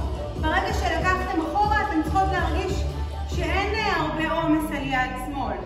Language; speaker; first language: Hebrew; native; Hebrew